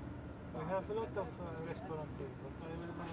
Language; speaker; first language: English; non-native, fluent; Arabic